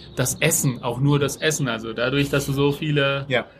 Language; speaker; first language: German; non-native, fluent; Spanish